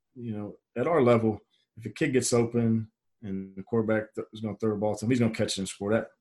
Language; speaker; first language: English; native; English